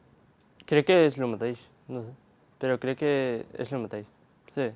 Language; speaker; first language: Catalan; non-native, learner; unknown